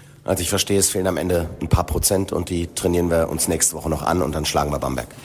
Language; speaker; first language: German; native; German